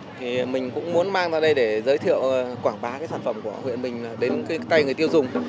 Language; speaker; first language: Vietnamese; non-native, local second language; Lao